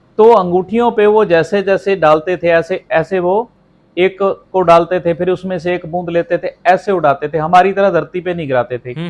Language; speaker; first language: Hindi; non-native, local second language; Punjabi